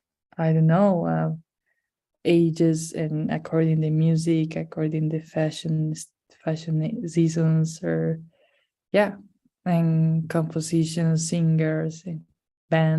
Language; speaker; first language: English; non-native, fluent; Spanish